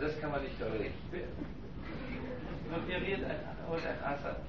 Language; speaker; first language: German; native; German